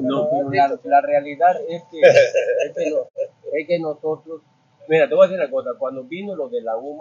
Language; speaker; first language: Spanish; native; Spanish